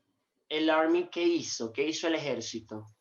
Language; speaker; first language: Spanish; non-native, fluent; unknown